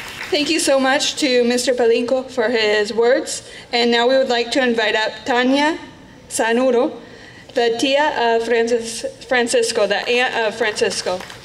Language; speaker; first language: English; native; English